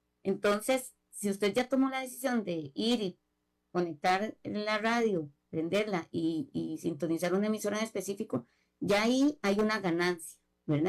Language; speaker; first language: Spanish; native; Spanish